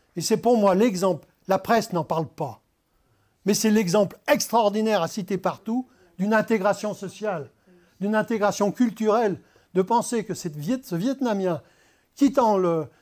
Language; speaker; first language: French; native; French